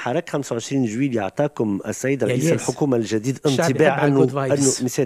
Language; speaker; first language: Arabic; native; Arabic